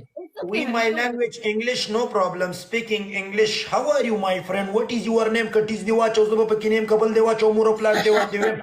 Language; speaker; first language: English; non-native, learner; Pashto